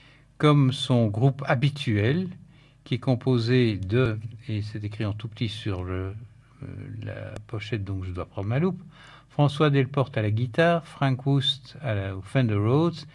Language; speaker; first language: French; native; French